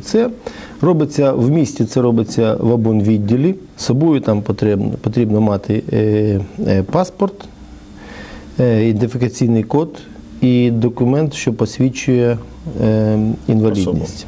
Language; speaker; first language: Ukrainian; native; Ukrainian